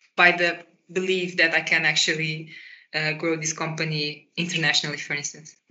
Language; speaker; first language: English; non-native, fluent; Portuguese